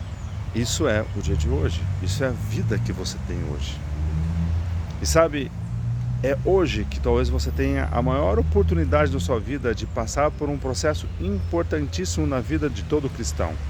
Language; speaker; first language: Portuguese; native; Portuguese